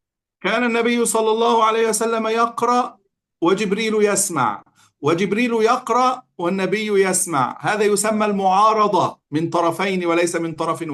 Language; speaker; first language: Arabic; native; Arabic